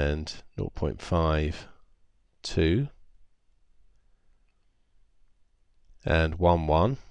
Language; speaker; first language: English; native; English